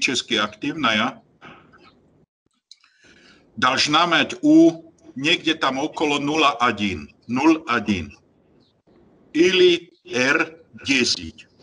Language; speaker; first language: Russian; non-native, learner; Slovak